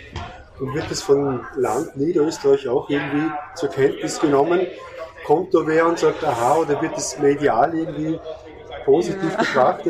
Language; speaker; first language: German; native; German